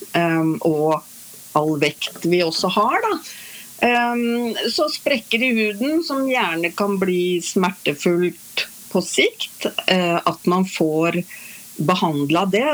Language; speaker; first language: Norwegian; native; Norwegian